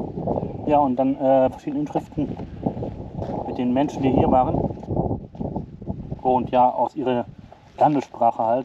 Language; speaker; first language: German; native; German